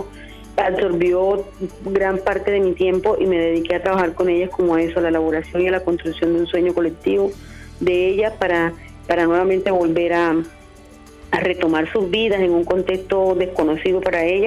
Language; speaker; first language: Spanish; native; Spanish